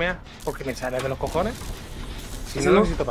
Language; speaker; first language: Spanish; native; Spanish